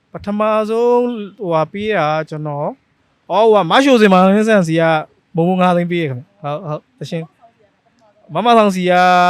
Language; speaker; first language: Burmese; native; Burmese